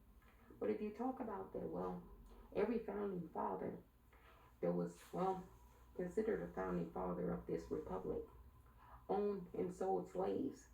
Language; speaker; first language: English; native; English